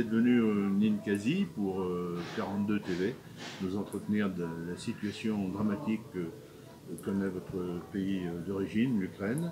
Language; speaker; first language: French; native; French